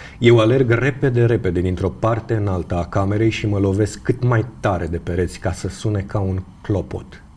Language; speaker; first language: Romanian; native; Romanian